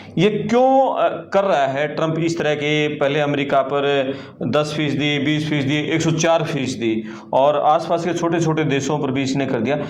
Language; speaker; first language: Hindi; native; Hindi